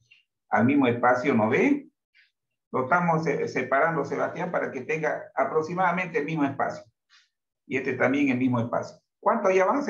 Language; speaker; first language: Spanish; native; Spanish